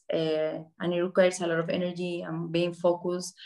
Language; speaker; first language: English; non-native, fluent; Spanish